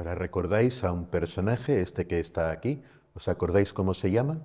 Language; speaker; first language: Spanish; native; Spanish